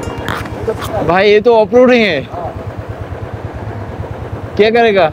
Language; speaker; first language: Hindi; non-native, learner; Bangla